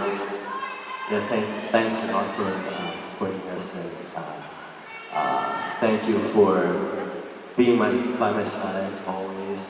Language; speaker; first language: English; non-native, learner; Thai